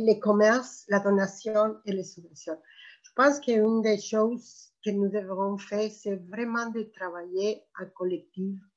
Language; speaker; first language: French; non-native, fluent; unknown